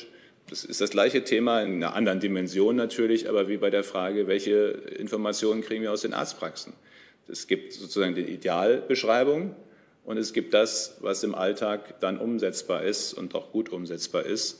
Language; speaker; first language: German; native; German